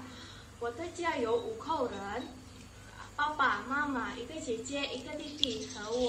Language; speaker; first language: Chinese; non-native, learner; Indonesian